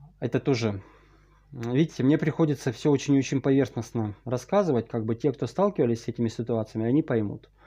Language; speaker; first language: Russian; native; Russian